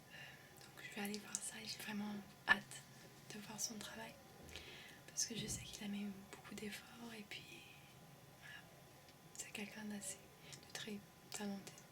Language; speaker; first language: French; early bilingual, heritage; French